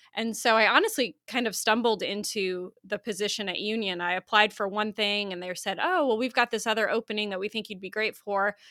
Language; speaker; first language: English; native; English